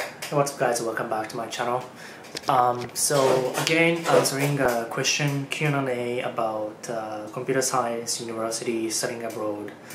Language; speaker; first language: English; non-native, fluent; Japanese